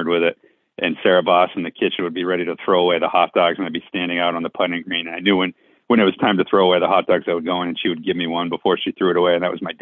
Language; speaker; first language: English; native; English